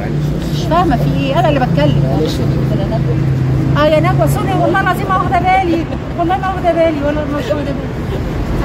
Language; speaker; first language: Arabic; native; Arabic